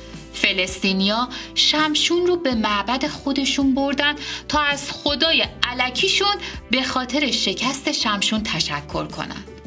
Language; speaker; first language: Persian; native; Persian